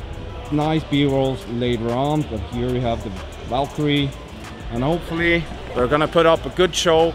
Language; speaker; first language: English; non-native, fluent; Swedish